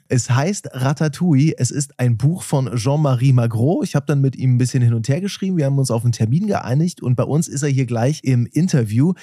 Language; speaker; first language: German; native; German